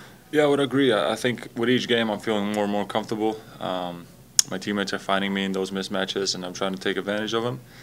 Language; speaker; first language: English; non-native, fluent; Latvian